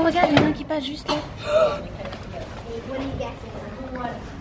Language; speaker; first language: French; native; French